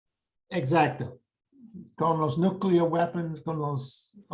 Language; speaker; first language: Spanish; non-native, fluent; English